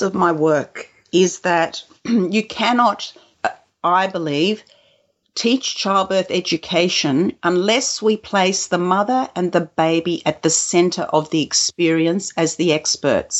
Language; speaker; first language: English; native; English